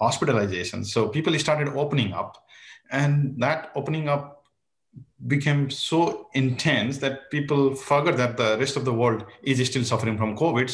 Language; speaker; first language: English; non-native, local second language; Nepali